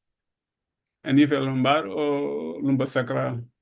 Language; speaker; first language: French; non-native, learner; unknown